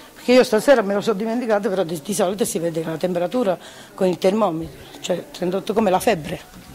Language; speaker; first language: Italian; native; Italian